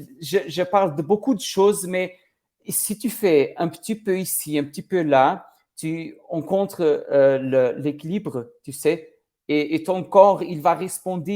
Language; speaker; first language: French; non-native, learner; Portuguese